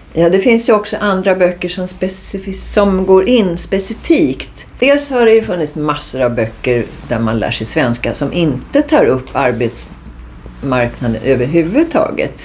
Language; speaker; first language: Swedish; native; Swedish